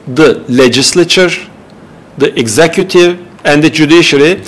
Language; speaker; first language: English; non-native, fluent; Turkish